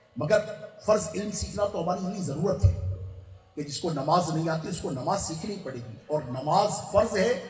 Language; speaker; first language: Urdu; non-native, local second language; Sindhi